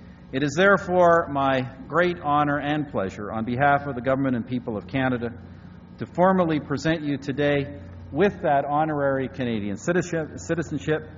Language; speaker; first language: English; native; English